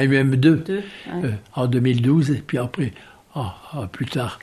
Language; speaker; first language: French; native; French